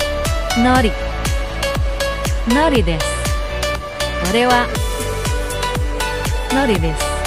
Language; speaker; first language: Japanese; non-native, fluent; Indonesian